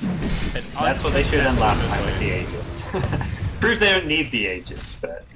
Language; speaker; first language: English; native; English